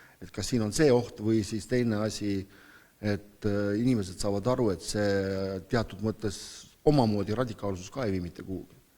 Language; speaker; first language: Estonian; non-native, local second language; Russian